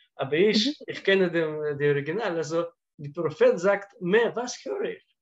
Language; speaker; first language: German; non-native, fluent; Russian